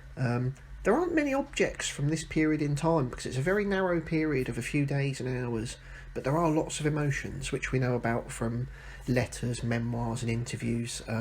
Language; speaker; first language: English; native; English